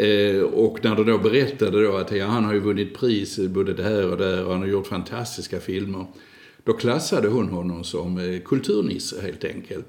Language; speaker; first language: Swedish; native; Swedish